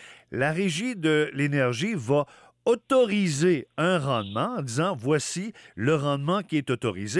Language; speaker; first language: French; native; French